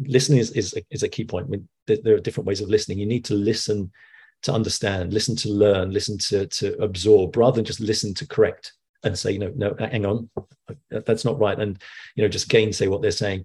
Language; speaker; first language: English; native; English